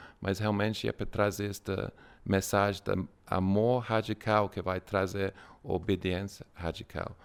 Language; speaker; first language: Portuguese; non-native, fluent; English